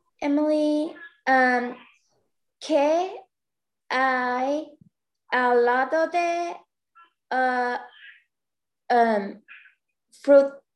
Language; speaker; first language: Spanish; non-native, learner; English